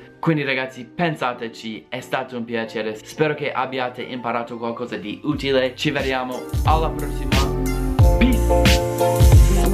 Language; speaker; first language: Italian; non-native, fluent; English